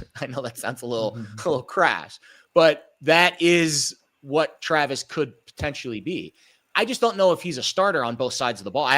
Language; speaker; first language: English; native; English